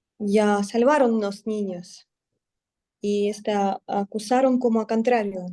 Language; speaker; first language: Spanish; non-native, learner; Russian